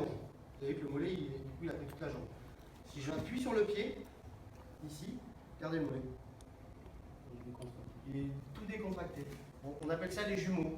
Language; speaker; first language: French; native; French